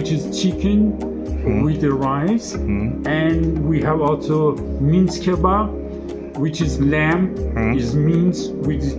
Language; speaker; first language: English; non-native, learner; Persian